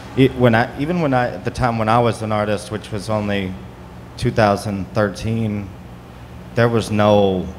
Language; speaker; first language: English; native; English